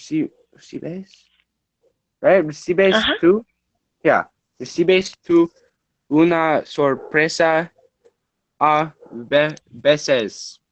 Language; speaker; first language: Spanish; non-native, learner; English